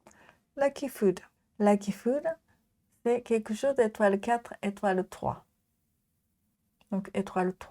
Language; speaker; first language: French; non-native, fluent; Japanese